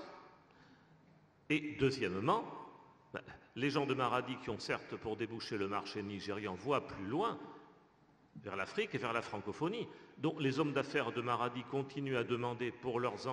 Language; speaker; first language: French; native; French